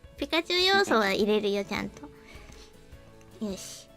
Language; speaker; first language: Japanese; native; Japanese